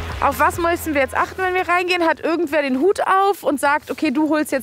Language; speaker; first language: German; native; German